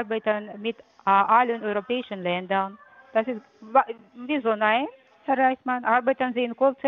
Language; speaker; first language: German; non-native, fluent; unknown